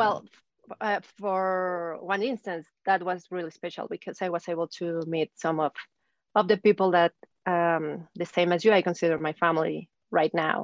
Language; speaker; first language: English; native; English